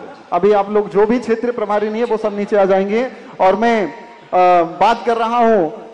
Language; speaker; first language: Hindi; native; Hindi